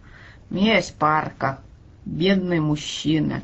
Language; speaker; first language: Russian; non-native, fluent; Finnish